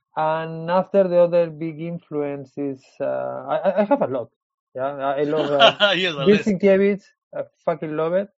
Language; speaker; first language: English; non-native, fluent; Spanish